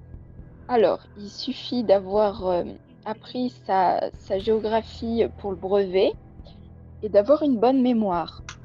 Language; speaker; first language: French; native; French